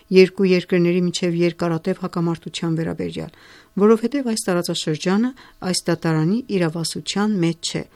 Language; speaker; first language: Armenian; native; Armenian